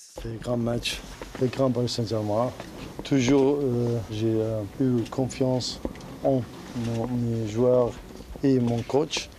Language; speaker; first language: French; non-native, learner; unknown